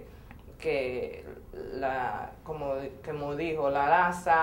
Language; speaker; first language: Spanish; non-native, fluent; English